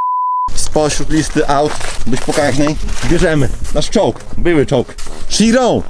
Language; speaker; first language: Polish; native; Polish